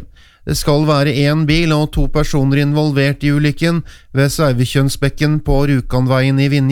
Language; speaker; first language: Norwegian; native; Norwegian